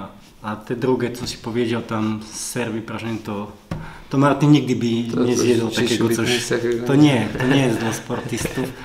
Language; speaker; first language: Polish; non-native, learner; Slovak